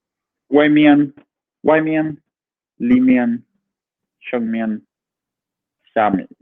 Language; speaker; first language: Chinese; non-native, learner; Swedish